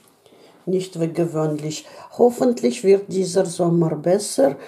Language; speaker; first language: German; non-native, learner; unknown